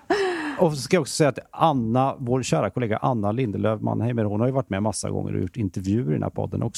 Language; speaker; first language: Swedish; native; Swedish